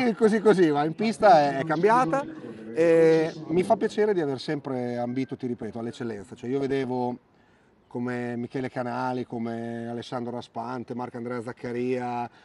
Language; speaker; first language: Italian; native; Italian